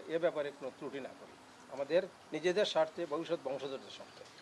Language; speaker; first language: Bangla; native; Bangla